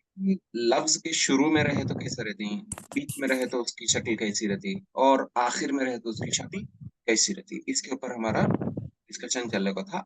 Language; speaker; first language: Hindi; non-native, local second language; Urdu